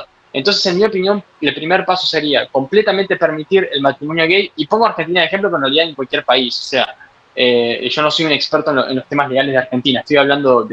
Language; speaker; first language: Spanish; native; Spanish